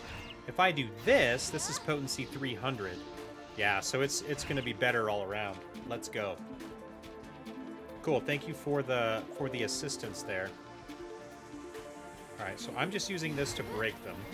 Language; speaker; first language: English; native; English